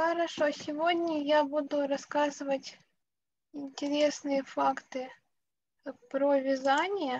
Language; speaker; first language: Russian; native; Russian